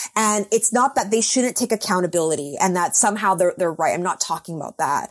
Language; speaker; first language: English; native; English